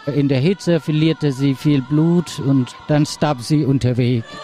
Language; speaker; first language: German; non-native, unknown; Khmer